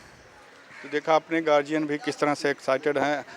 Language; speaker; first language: Hindi; native; Hindi